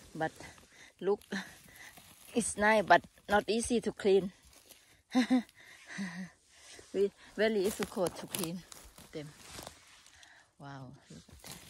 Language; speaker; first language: English; non-native, learner; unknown